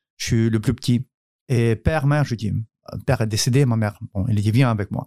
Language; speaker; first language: French; non-native, fluent; Ukrainian